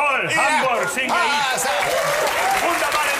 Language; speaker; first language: German; non-native, fluent; Spanish